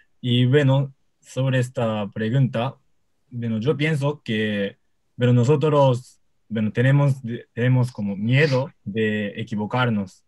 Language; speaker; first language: Spanish; non-native, learner; Japanese